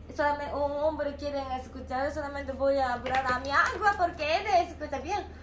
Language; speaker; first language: Spanish; non-native, learner; Japanese